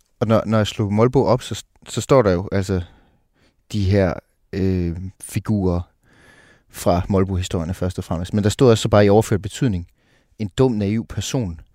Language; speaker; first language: Danish; native; Danish